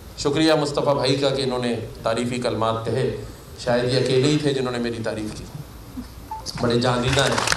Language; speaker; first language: Urdu; native; Urdu